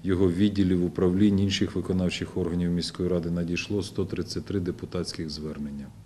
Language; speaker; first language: Ukrainian; non-native, local second language; Russian